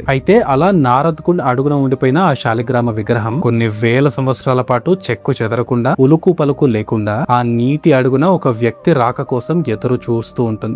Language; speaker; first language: Telugu; native; Telugu